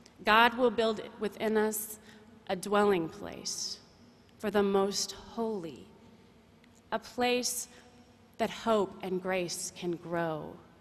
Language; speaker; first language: English; native; English